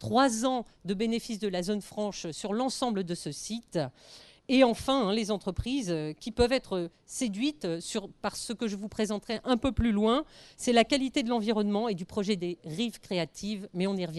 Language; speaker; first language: French; native; French